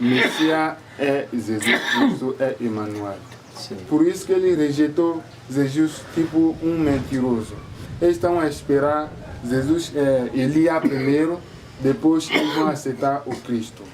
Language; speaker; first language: Portuguese; non-native, fluent; French